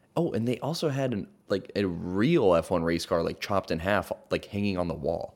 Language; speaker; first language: English; native; English